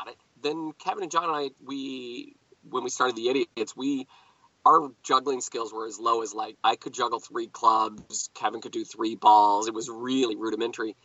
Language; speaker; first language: English; native; English